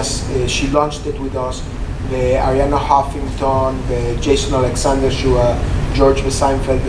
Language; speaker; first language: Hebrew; non-native, learner; English